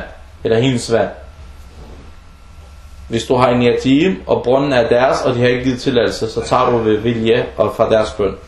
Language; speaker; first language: Danish; early bilingual, other home language; Arabic